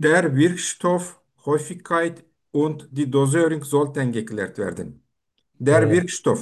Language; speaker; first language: German; non-native, fluent; Turkish